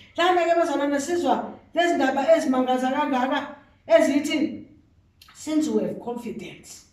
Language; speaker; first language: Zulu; non-native, local second language; Xhosa